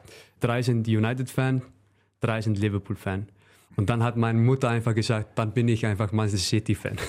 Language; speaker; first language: German; non-native, fluent; Icelandic